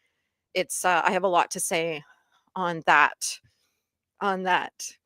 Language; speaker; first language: English; native; English